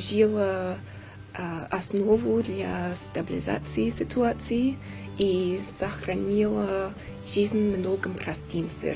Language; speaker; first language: Russian; non-native, fluent; English